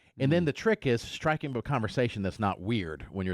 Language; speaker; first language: English; native; English